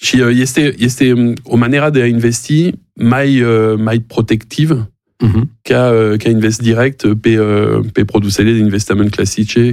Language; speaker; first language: Romanian; non-native, learner; French